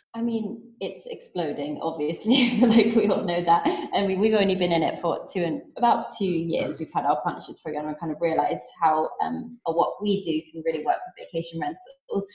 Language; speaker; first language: English; native; English